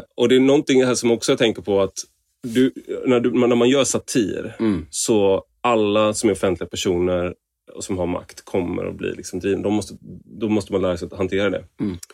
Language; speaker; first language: Swedish; native; Swedish